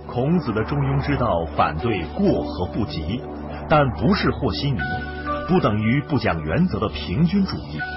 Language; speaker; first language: Chinese; native; Chinese